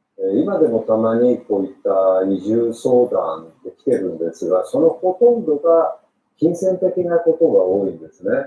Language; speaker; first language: Japanese; native; Japanese